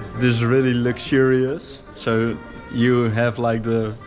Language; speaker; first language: English; non-native, fluent; Dutch